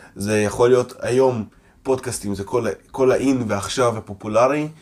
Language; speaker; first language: Hebrew; non-native, local second language; Russian